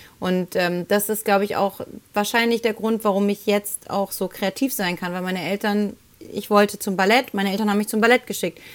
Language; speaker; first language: German; early bilingual, other home language; Spanish